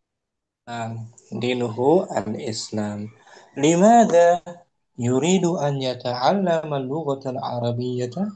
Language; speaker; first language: Arabic; non-native, fluent; Indonesian